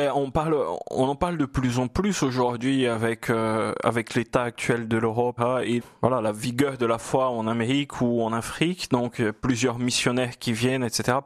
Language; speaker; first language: French; non-native, fluent; Portuguese